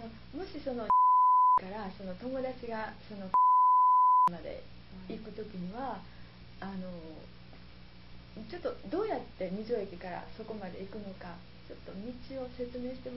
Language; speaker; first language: Japanese; native; Japanese